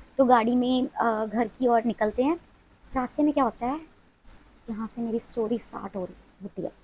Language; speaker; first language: Hindi; non-native, local second language; Punjabi